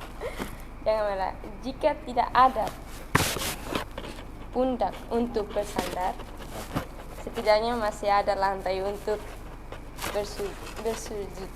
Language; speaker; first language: Indonesian; non-native, learner; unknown